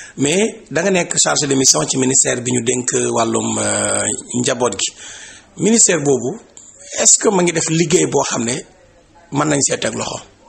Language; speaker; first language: Wolof; native; Wolof